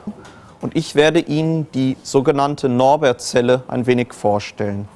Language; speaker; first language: German; native; German